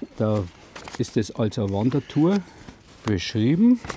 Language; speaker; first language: German; native; German